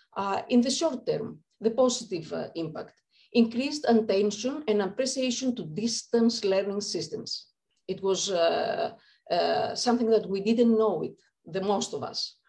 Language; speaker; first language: English; non-native, fluent; Greek